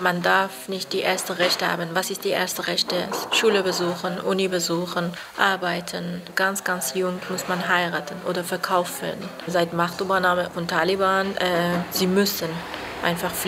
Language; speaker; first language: German; non-native, fluent; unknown